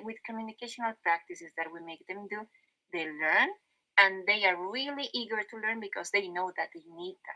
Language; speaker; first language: English; non-native, fluent; Spanish